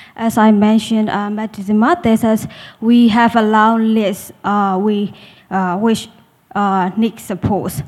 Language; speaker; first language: English; non-native, learner; Burmese